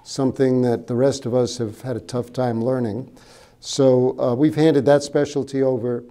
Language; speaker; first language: English; native; English